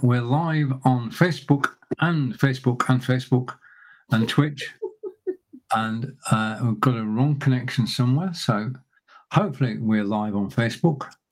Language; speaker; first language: English; native; English